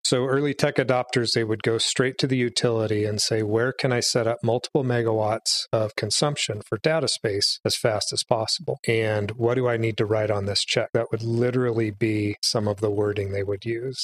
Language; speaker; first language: English; native; English